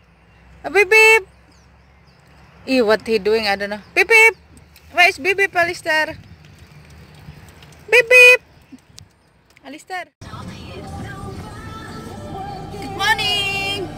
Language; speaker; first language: English; non-native, learner; Indonesian